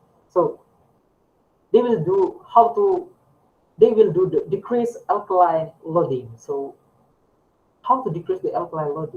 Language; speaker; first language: English; non-native, learner; Indonesian